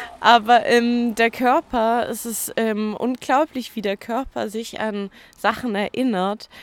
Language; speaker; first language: German; native; German